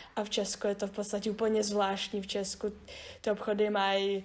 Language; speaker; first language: Czech; early bilingual, other home language; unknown